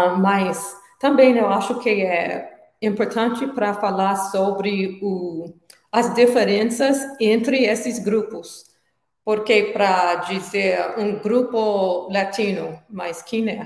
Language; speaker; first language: Portuguese; non-native, learner; English